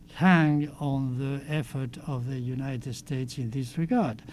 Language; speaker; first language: English; non-native, fluent; Spanish